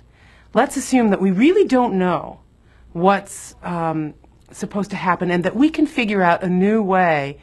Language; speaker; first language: English; native; English